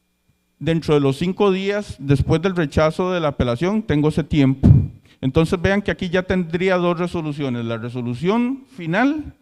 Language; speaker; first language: Spanish; native; Spanish